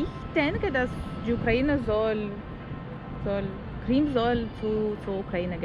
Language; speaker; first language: German; non-native, learner; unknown